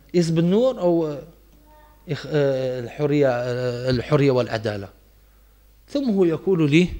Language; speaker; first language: Arabic; non-native, fluent; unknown